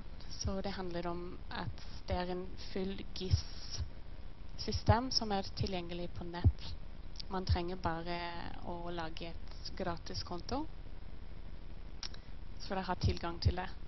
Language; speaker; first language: Norwegian; non-native, learner; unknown